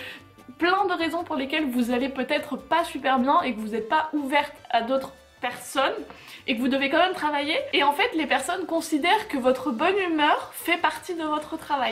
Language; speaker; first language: French; native; French